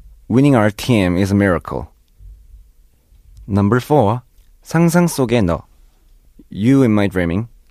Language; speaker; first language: English; non-native, fluent; Korean